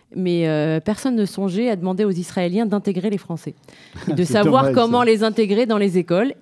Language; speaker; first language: French; native; French